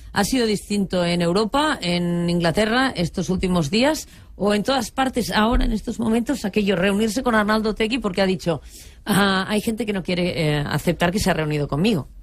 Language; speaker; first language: Spanish; non-native, local second language; Catalan